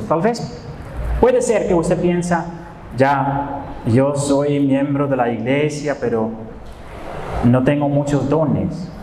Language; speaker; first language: Spanish; non-native, fluent; Dutch